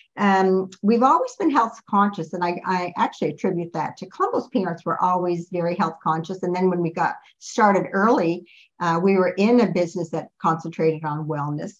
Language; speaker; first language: English; native; English